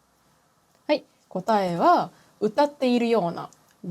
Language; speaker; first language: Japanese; non-native, fluent; English